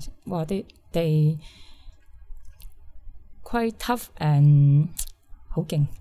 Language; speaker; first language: English; non-native, learner; Cantonese